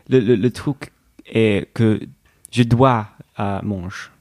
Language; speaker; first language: French; non-native, learner; English